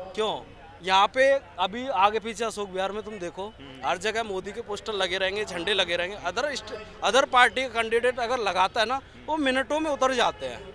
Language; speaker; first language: Hindi; native; Hindi